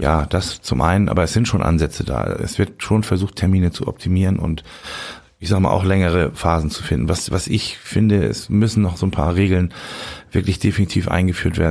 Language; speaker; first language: German; native; German